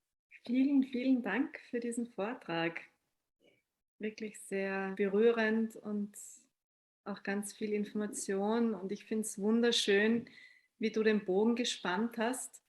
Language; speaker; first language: German; native; German